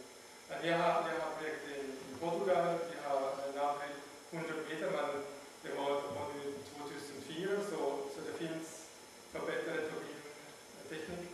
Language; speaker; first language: Swedish; non-native, learner; German